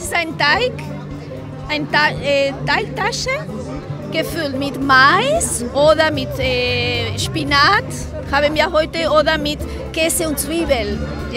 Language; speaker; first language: German; non-native, fluent; Spanish